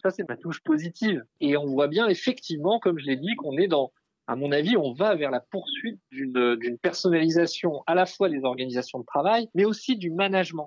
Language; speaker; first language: French; native; French